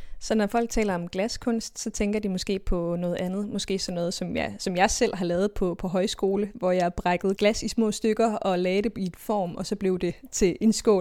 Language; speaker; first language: Danish; native; Danish